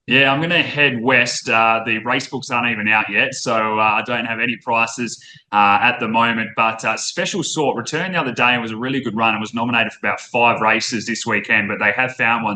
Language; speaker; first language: English; native; English